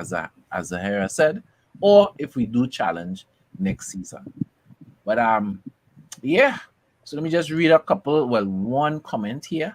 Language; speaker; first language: English; native; English